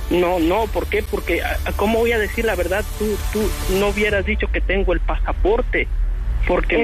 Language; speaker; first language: Spanish; native; Spanish